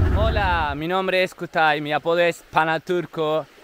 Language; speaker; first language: Spanish; non-native, fluent; Turkish